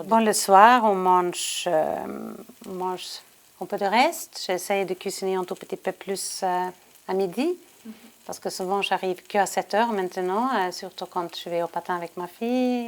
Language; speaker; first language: French; non-native, learner; Swedish